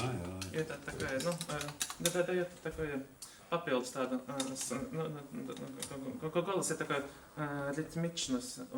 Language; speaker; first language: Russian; non-native, local second language; Latvian